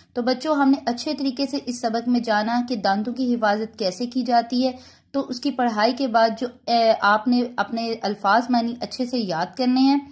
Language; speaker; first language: Urdu; non-native, local second language; Punjabi